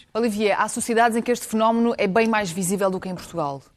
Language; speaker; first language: Portuguese; early bilingual, other home language; Ukrainian